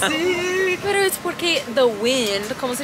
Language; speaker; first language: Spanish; non-native, learner; English